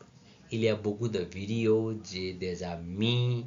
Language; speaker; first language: French; non-native, learner; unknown